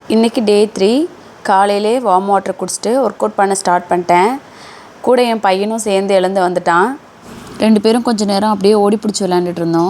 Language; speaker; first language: Tamil; native; Tamil